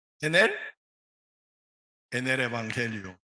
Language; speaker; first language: Spanish; non-native, learner; Korean